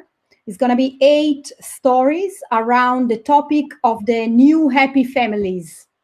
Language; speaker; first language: English; non-native, fluent; Italian